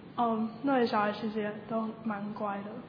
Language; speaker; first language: Chinese; early bilingual, heritage; Chinese